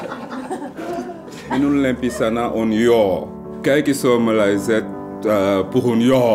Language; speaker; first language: Finnish; non-native, learner; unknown